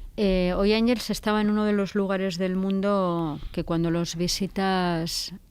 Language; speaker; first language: Spanish; native; Spanish